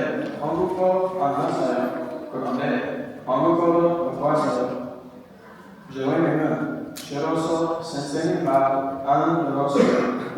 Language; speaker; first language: Korean; non-native, learner; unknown